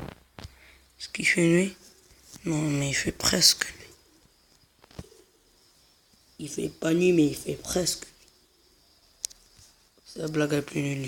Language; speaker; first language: French; non-native, local second language; Arabic